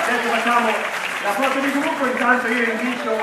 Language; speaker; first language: Italian; native; Italian